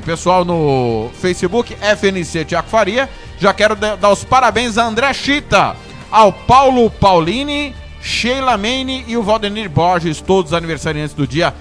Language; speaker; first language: Portuguese; native; Portuguese